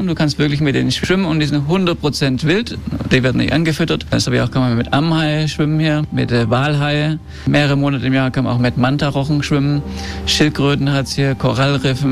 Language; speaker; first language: German; early bilingual, heritage; German